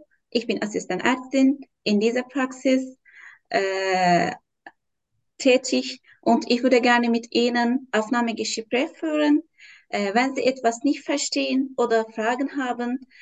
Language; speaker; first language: German; non-native, learner; Turkish